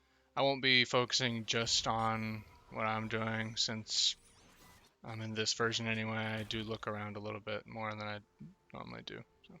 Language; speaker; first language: English; native; English